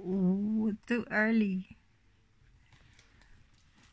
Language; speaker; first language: English; non-native, fluent; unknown